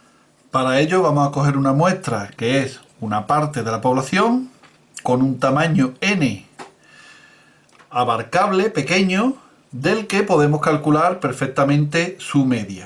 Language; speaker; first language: Spanish; native; Spanish